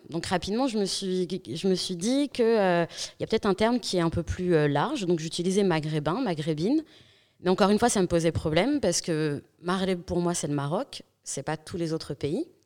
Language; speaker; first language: French; native; French